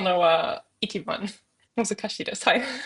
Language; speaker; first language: Japanese; non-native, learner; German